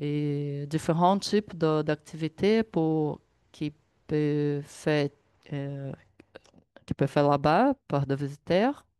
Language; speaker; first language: French; non-native, learner; Portuguese